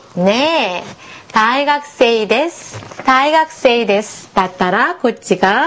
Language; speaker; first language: Japanese; non-native, fluent; Korean